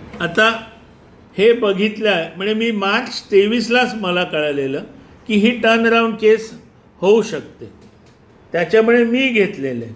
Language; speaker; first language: Marathi; non-native, local second language; Gujarati